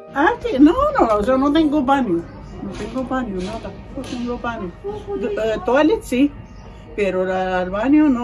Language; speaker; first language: Spanish; non-native, learner; Arabic